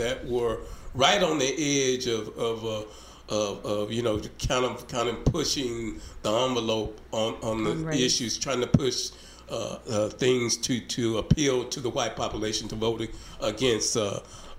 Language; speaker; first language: English; native; English